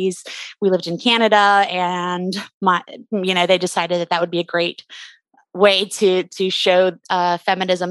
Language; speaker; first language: English; native; English